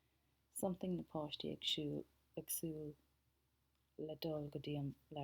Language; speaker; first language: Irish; non-native, local second language; English